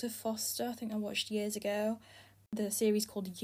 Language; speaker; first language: English; early bilingual, other home language; Filipino